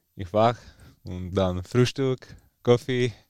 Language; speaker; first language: German; non-native, learner; Czech